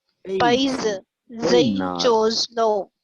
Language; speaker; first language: Chinese; non-native, learner; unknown